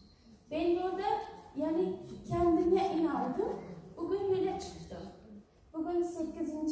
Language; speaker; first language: Turkish; non-native, learner; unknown